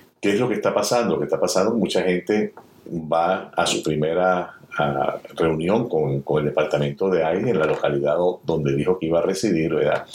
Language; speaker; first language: Spanish; native; Spanish